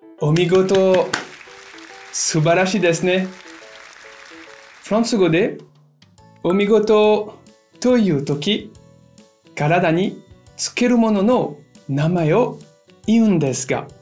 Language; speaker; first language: Japanese; non-native, fluent; French